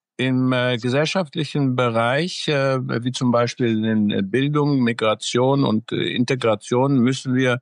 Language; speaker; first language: German; early bilingual, other home language; Greek